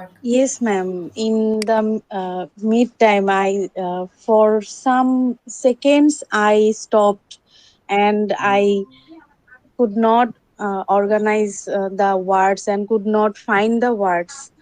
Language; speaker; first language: English; non-native, learner; Bangla